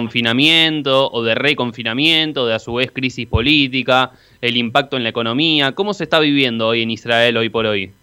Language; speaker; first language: Spanish; native; Spanish